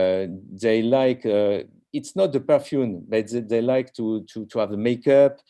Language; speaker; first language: English; non-native, learner; French